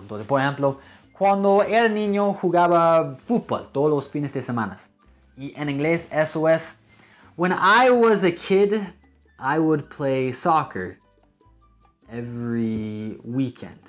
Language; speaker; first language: Spanish; non-native, fluent; English